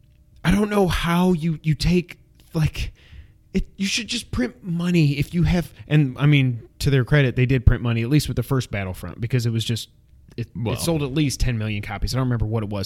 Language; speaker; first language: English; native; English